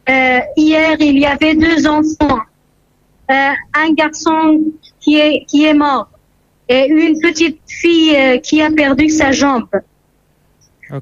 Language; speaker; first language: French; non-native, fluent; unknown